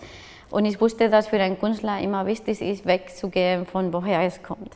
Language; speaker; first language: German; non-native, fluent; Spanish